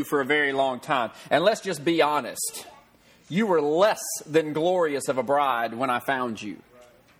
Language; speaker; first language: English; native; English